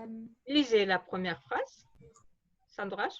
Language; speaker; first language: French; non-native, fluent; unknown